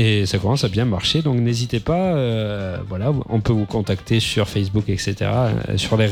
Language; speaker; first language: French; native; French